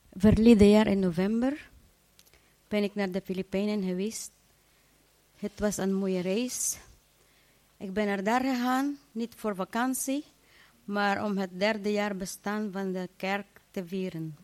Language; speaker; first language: Dutch; non-native, fluent; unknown